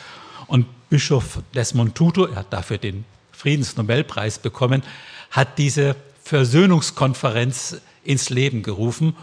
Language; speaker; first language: German; native; German